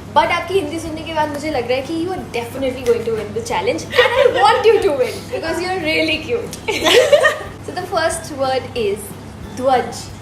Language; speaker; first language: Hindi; native; Hindi